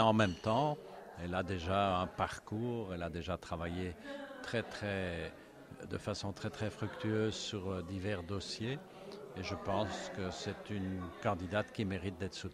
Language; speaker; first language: French; native; French